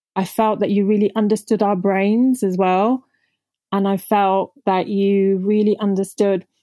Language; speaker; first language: English; non-native, local second language; Punjabi